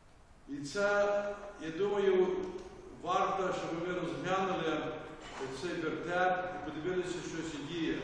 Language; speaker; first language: Ukrainian; early bilingual, heritage; Ukrainian